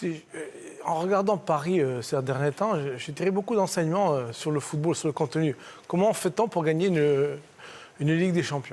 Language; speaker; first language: French; native; French